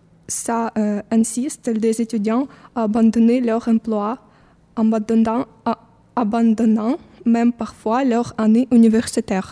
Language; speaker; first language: French; non-native, fluent; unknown